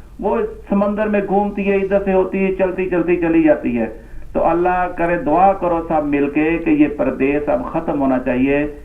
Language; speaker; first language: Urdu; non-native, local second language; Punjabi